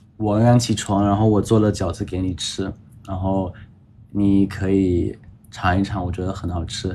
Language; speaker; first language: Chinese; early bilingual, heritage; Chinese